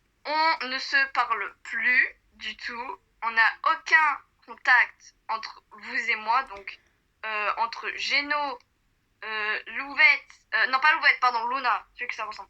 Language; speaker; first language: French; native; French